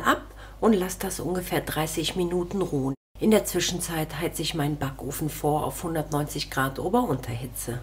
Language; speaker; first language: German; native; German